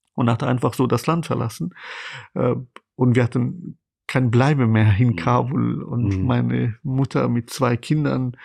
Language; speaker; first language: German; non-native, fluent; Persian